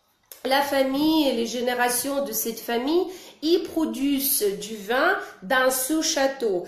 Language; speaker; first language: French; non-native, fluent; Russian